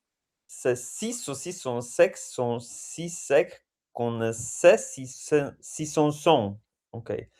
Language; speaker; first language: French; non-native, learner; English